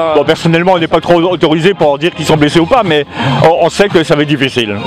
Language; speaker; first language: French; native; French